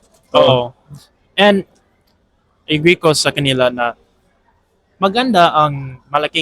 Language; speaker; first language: Filipino; non-native, fluent; English